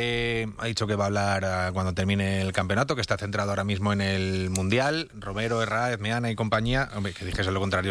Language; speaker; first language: Spanish; native; Spanish